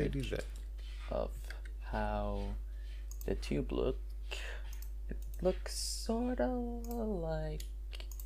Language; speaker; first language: English; non-native, fluent; Norwegian